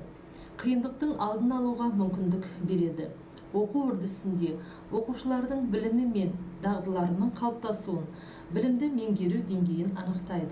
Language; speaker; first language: Kazakh; native; Kazakh